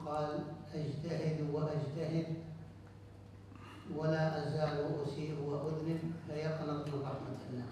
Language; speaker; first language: Arabic; native; Arabic